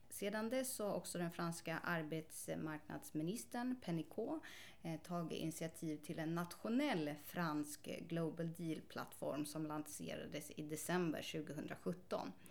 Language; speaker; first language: Swedish; native; Swedish